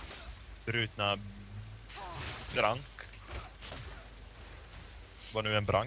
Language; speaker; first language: Swedish; native; Swedish